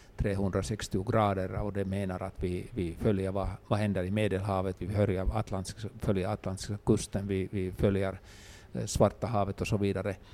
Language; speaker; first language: Swedish; non-native, local second language; Finnish